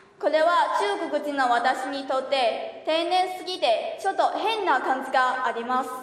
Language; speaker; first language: Japanese; non-native, learner; Chinese